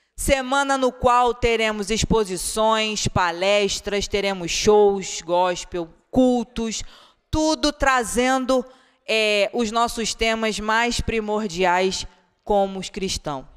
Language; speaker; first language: Portuguese; native; Portuguese